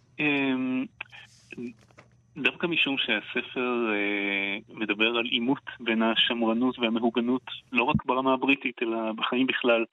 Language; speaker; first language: Hebrew; native; Hebrew